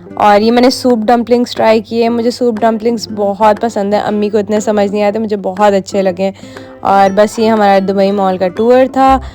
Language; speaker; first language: Urdu; native; Urdu